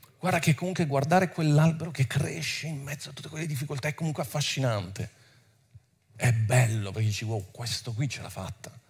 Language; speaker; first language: Italian; non-native, fluent; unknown